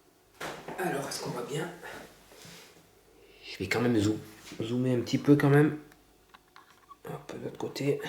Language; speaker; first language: French; native; French